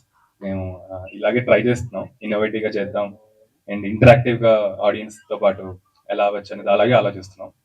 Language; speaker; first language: Telugu; native; Telugu